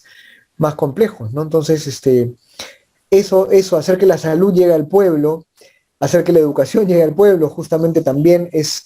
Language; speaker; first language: Spanish; native; Spanish